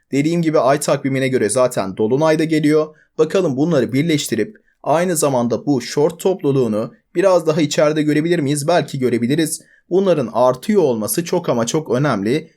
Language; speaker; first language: Turkish; native; Turkish